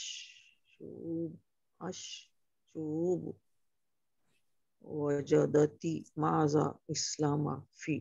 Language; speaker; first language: Arabic; non-native, learner; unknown